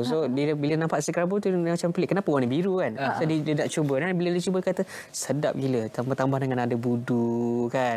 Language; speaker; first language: Malay; native; Malay